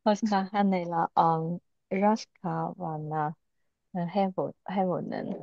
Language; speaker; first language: Finnish; non-native, learner; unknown